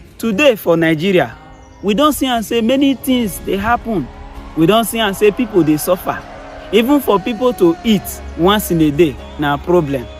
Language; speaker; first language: Nigerian Pidgin; non-native, local second language; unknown